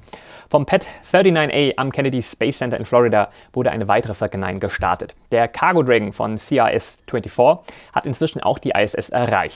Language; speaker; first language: German; native; German